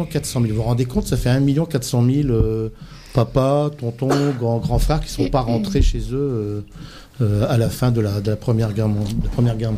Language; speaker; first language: French; native; French